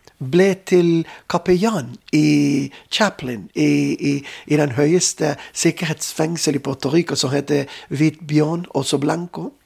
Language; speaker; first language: Norwegian; non-native, fluent; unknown